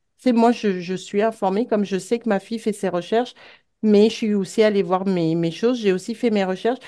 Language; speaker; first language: French; native; French